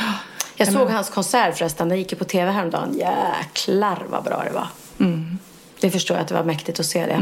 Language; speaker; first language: Swedish; native; Swedish